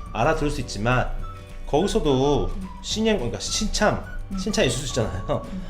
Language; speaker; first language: Korean; native; Korean